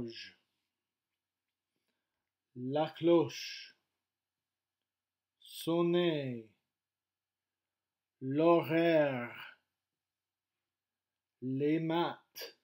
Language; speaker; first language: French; non-native, fluent; English